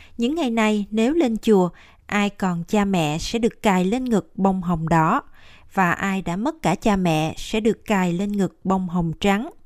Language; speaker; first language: Vietnamese; native; Vietnamese